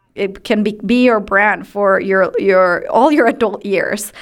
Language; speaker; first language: English; non-native, fluent; Spanish